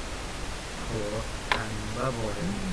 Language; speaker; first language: Thai; native; Thai